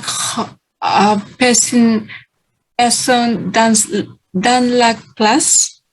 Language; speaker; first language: French; non-native, learner; Vietnamese